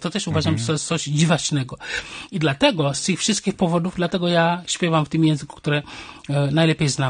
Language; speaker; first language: Polish; non-native, fluent; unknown